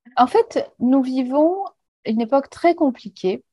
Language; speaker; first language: French; native; French